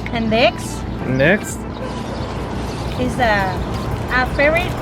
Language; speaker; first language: English; non-native, learner; Thai